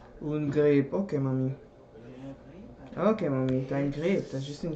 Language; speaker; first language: French; native; French